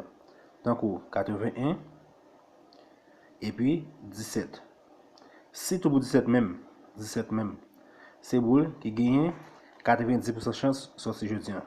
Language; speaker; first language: French; non-native, local second language; Haitian Creole